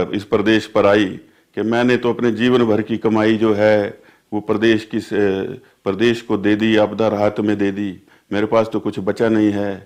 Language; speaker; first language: Hindi; native; Hindi